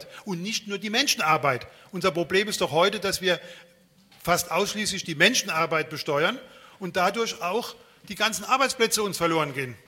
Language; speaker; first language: German; native; German